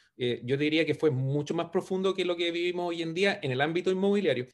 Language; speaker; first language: Spanish; native; Spanish